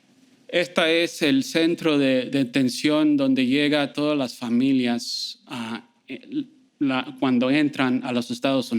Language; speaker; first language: Spanish; early bilingual, heritage; Spanish